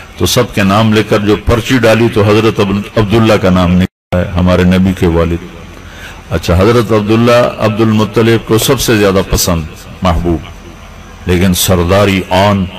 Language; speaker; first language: Urdu; non-native, local second language; Punjabi